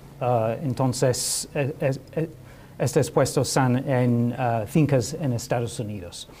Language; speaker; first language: Spanish; non-native, learner; English